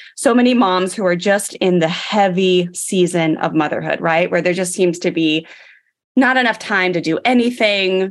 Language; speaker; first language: English; native; English